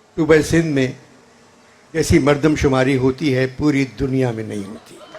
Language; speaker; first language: Urdu; native; Urdu